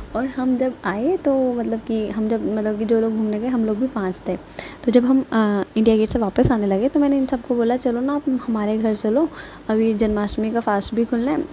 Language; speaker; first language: Hindi; native; Hindi